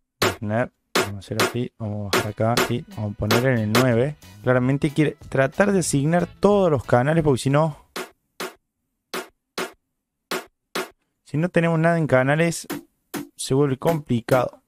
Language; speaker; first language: Spanish; native; Spanish